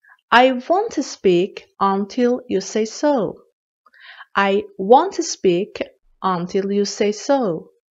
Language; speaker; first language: English; non-native, fluent; Persian